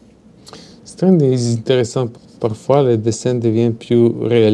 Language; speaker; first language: French; non-native, fluent; Bulgarian